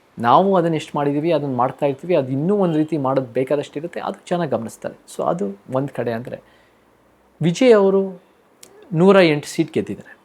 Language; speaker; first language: Kannada; early bilingual, heritage; Kannada